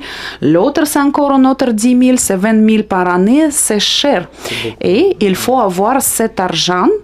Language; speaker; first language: French; non-native, fluent; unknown